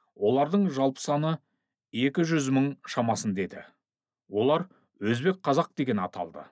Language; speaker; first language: Kazakh; native; Kazakh